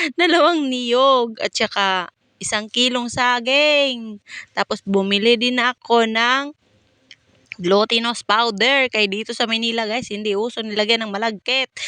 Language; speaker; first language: Filipino; non-native, local second language; Cebuano